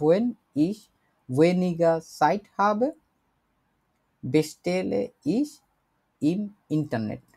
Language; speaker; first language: German; non-native, learner; Bangla